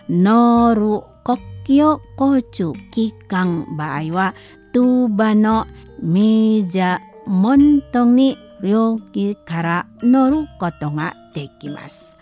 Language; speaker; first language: Japanese; non-native, learner; Indonesian